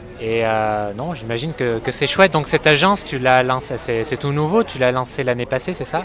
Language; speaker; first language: French; native; French